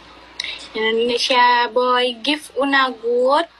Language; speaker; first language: English; non-native, learner; Indonesian